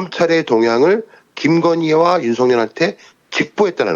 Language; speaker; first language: Korean; native; Korean